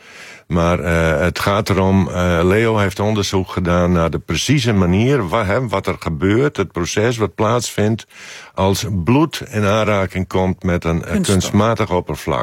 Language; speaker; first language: Dutch; native; Dutch